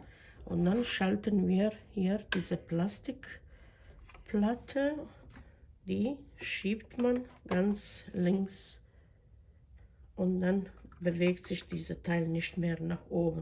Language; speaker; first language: German; non-native, fluent; Croatian